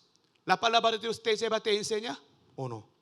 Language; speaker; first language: Spanish; non-native, learner; Korean